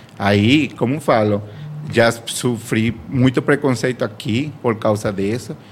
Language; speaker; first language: Portuguese; non-native, fluent; Spanish